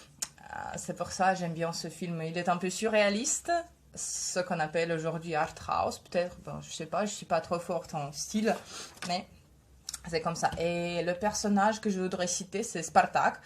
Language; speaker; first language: French; non-native, fluent; Russian